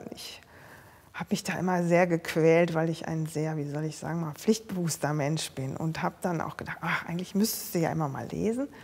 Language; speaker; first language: German; native; German